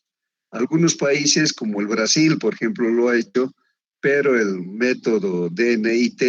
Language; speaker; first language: Spanish; native; Spanish